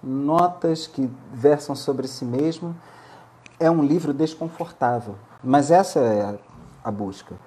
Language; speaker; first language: Portuguese; native; Portuguese